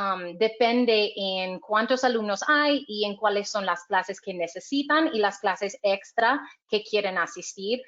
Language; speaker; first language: Spanish; non-native, fluent; English